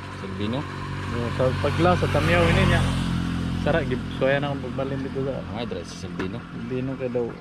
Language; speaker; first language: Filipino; non-native, local second language; Cebuano